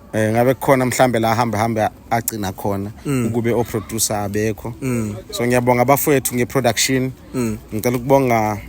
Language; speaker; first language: Zulu; native; Zulu